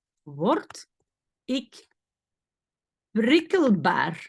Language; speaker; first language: Dutch; non-native, fluent; French